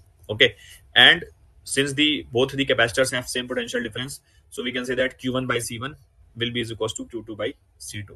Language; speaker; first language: English; non-native, local second language; Hindi